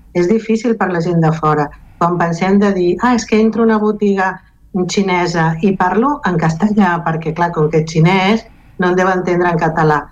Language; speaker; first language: Catalan; non-native, local second language; Galician